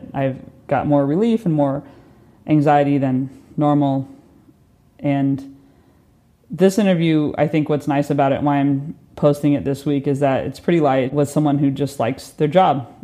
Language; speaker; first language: English; native; English